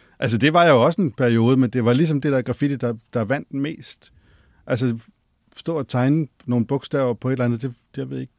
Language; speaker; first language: Danish; native; Danish